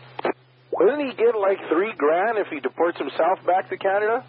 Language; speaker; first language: English; native; English